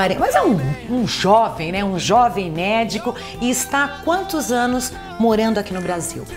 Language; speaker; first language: Portuguese; native; Portuguese